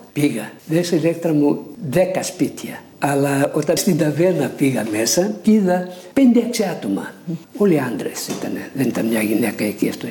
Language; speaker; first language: Greek; early bilingual, heritage; Greek